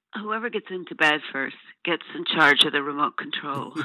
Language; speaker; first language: English; native; English